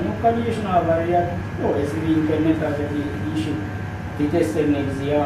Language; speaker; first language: Russian; non-native, learner; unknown